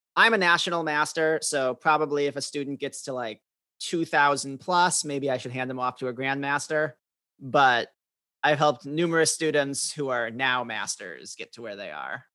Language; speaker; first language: English; native; English